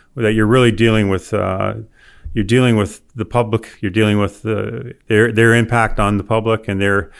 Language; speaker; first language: English; native; English